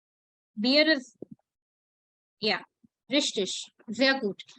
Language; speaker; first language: German; non-native, learner; Hindi